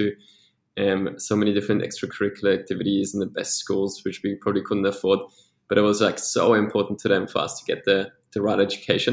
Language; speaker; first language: English; non-native, fluent; Polish